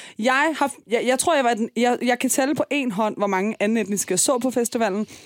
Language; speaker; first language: Danish; early bilingual, other home language; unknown